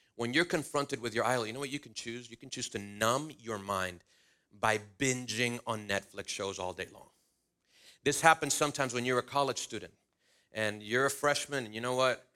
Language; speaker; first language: English; early bilingual, other home language; Spanish